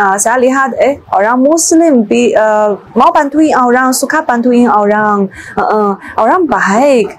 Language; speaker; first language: Indonesian; non-native, learner; Chinese